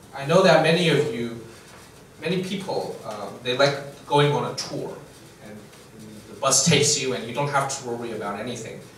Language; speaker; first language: English; non-native, fluent; Chinese